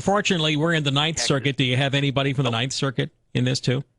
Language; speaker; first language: English; native; English